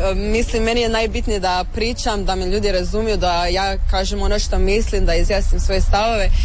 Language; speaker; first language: Serbian; early bilingual, other home language; Ukrainian